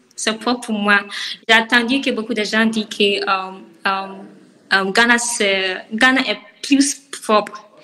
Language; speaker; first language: French; non-native, learner; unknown